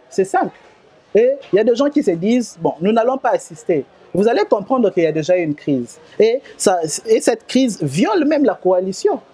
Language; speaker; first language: French; non-native, local second language; Lingala